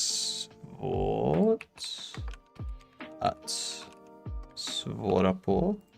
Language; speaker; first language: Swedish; non-native, learner; English